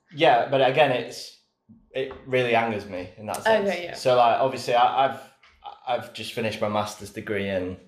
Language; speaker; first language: English; native; English